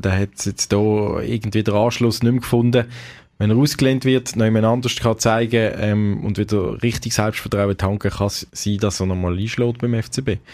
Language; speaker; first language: German; native; German